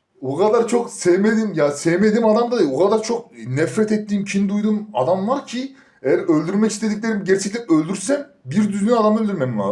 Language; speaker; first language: Turkish; native; Turkish